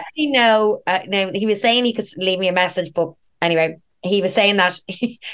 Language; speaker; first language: English; native; English